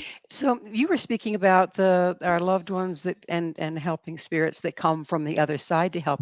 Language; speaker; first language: English; native; English